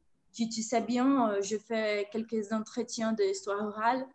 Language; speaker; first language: French; non-native, fluent; Portuguese